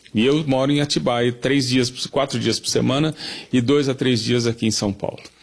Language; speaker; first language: Portuguese; native; Portuguese